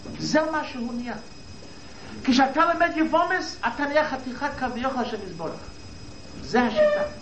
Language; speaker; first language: Hebrew; non-native, fluent; English